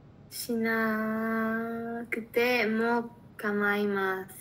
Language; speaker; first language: Japanese; non-native, learner; Spanish